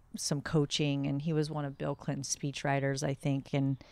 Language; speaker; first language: English; native; English